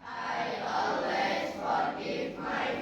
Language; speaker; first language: English; non-native, learner; Indonesian